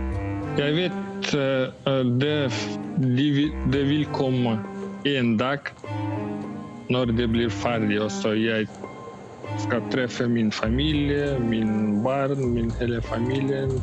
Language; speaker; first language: Norwegian; non-native, learner; Russian